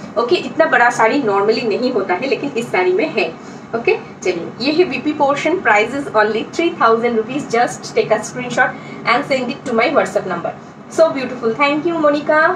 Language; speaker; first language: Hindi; non-native, local second language; Bangla